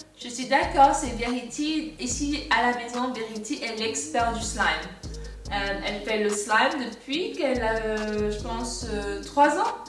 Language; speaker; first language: French; non-native, fluent; English